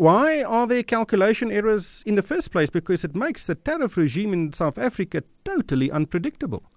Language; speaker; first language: English; non-native, local second language; Afrikaans